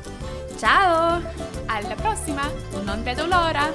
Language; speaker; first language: Italian; non-native, learner; English